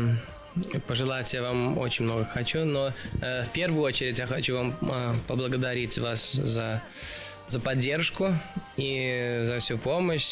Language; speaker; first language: Russian; early bilingual, other home language; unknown